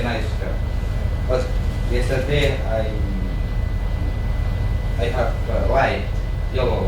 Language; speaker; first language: English; non-native, learner; Arabic